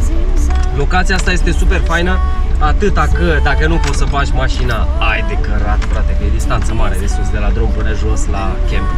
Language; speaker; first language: Romanian; native; Romanian